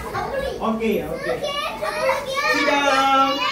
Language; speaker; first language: English; non-native, local second language; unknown